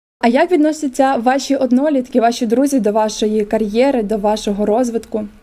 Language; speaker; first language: Ukrainian; native; Ukrainian